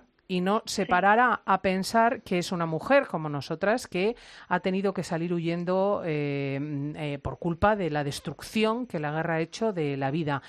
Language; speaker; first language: Spanish; native; Spanish